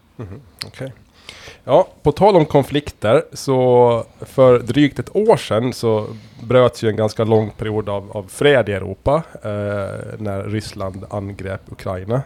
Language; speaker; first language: Swedish; native; Swedish